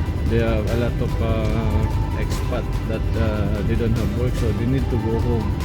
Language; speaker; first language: English; non-native, local second language; Filipino